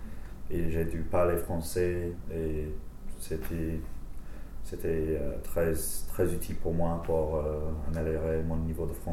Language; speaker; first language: French; non-native, fluent; English